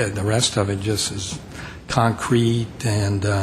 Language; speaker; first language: English; native; English